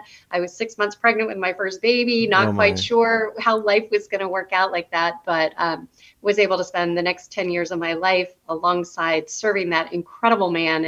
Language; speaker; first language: English; native; English